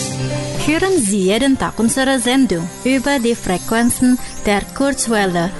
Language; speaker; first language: German; non-native, fluent; Indonesian